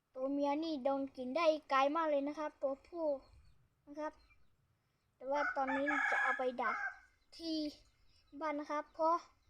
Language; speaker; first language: Thai; native; Thai